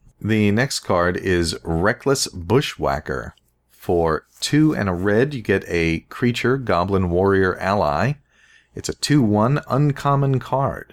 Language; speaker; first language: English; native; English